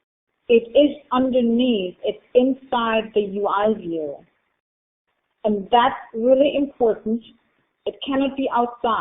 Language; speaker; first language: English; non-native, fluent; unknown